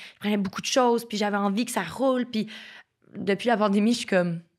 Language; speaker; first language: French; native; French